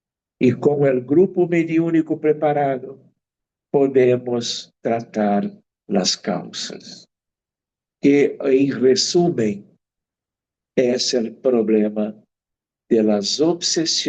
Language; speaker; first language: Spanish; non-native, fluent; Portuguese